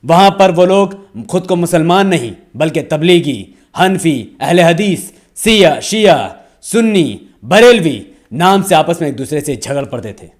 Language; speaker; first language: Hindi; native; Hindi